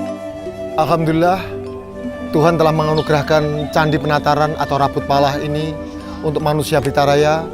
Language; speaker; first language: Indonesian; native; Indonesian